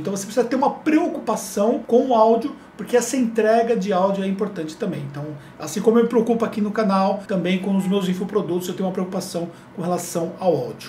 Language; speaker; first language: Portuguese; native; Portuguese